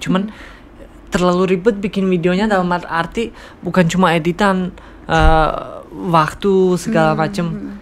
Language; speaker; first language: Indonesian; non-native, fluent; Tajik